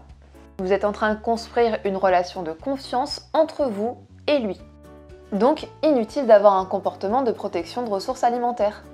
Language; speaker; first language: French; native; French